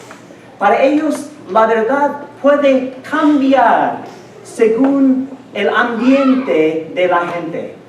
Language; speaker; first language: Spanish; non-native, fluent; English